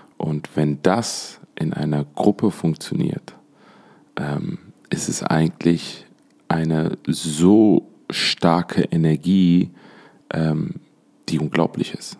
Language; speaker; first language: German; native; German